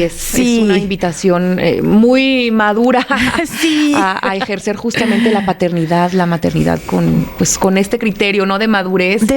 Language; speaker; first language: Spanish; native; Spanish